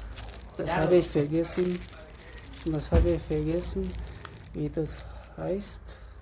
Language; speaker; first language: German; non-native, learner; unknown